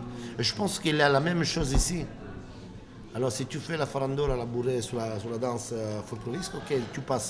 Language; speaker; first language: French; non-native, learner; Italian